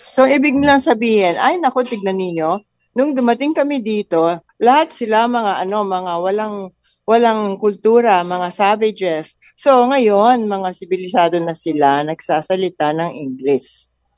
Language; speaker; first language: Filipino; native; Filipino